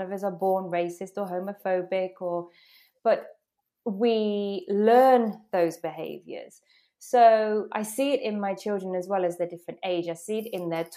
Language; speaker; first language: English; native; English